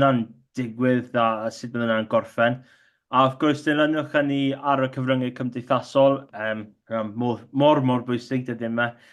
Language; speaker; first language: Welsh; non-native, local second language; English